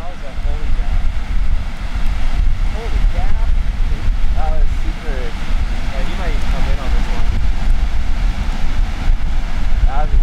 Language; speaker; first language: English; native; English